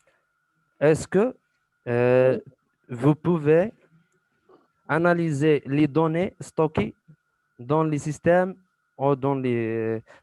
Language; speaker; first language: French; non-native, local second language; Arabic